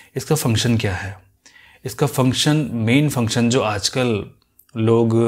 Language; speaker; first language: Hindi; native; Hindi